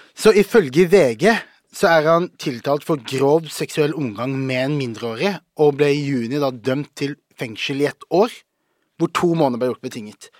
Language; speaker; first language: Norwegian; native; Norwegian